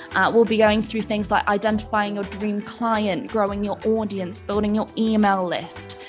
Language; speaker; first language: English; native; English